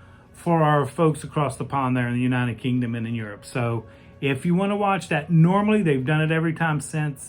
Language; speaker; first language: English; native; English